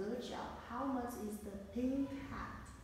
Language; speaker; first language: English; non-native, fluent; Vietnamese